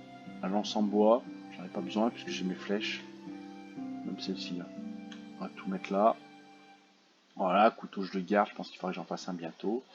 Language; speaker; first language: French; native; French